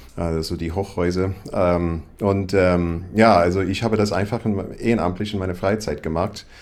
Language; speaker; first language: German; non-native, fluent; English